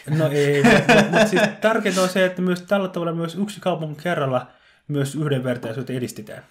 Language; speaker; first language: Finnish; early bilingual, other home language; Somali